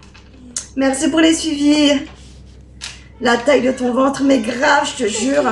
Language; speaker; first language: French; native; French